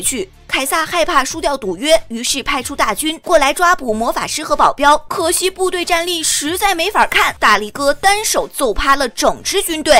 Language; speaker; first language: Chinese; native; Chinese